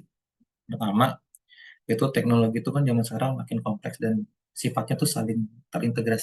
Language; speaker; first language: Indonesian; native; Indonesian